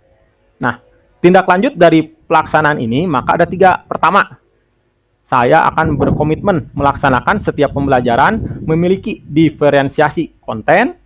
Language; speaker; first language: Indonesian; non-native, local second language; Sundanese